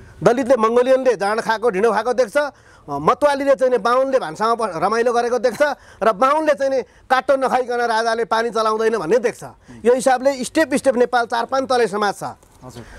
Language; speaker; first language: Nepali; native; Nepali